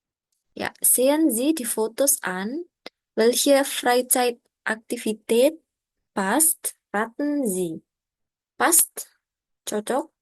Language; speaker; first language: German; non-native, learner; Indonesian